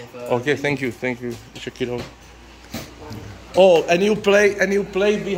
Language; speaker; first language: English; non-native, learner; Czech